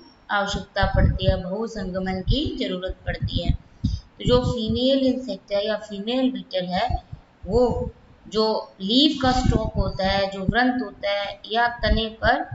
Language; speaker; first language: Hindi; native; Hindi